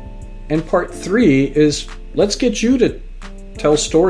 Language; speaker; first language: English; native; English